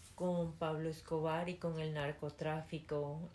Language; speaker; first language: Spanish; early bilingual, heritage; Spanish